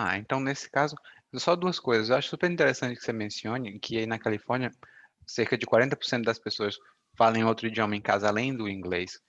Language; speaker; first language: Portuguese; native; Portuguese